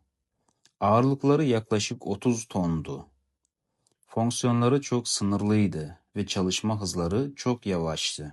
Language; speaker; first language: Turkish; non-native, fluent; Kazakh